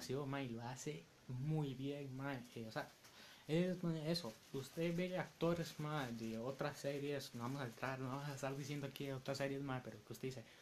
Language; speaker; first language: Spanish; native; Spanish